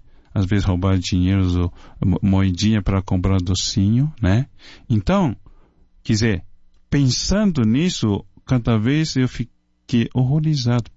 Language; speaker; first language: Portuguese; non-native, fluent; Chinese